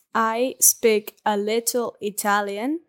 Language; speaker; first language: English; non-native, learner; Spanish